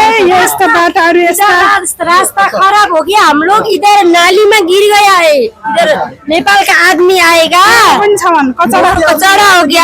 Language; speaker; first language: Hindi; non-native, learner; Nepali